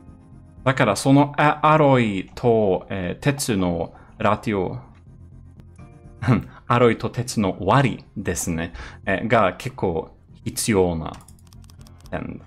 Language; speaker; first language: Japanese; non-native, learner; Swedish